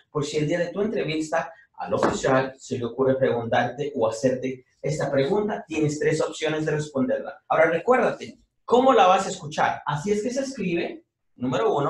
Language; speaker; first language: Spanish; native; Spanish